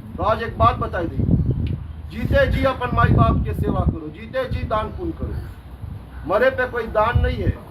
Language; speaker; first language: Hindi; native; Hindi